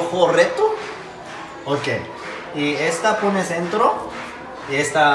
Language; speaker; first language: Spanish; non-native, learner; Japanese